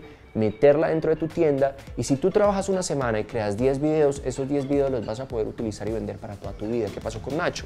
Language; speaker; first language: Spanish; native; Spanish